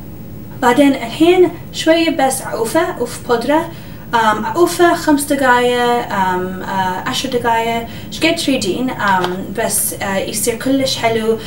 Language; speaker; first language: Arabic; early bilingual, heritage; English